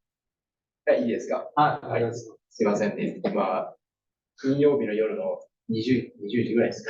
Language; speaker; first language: Japanese; native; Japanese